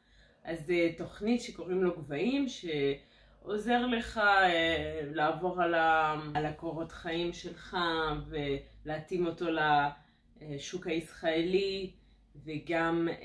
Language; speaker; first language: Hebrew; non-native, fluent; French